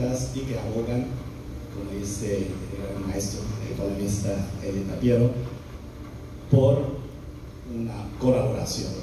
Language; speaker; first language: Spanish; non-native, fluent; Chinese